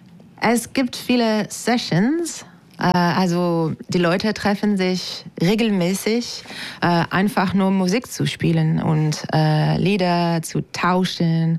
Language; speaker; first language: German; non-native, learner; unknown